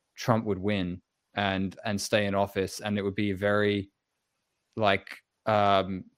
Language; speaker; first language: English; native; English